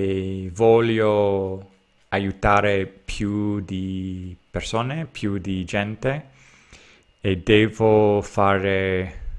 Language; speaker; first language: Italian; non-native, learner; English